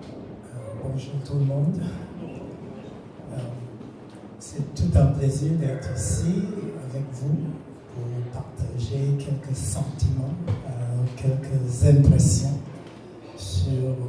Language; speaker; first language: French; non-native, fluent; English